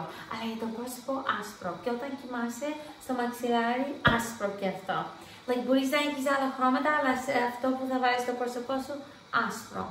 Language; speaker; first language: Greek; early bilingual, heritage; English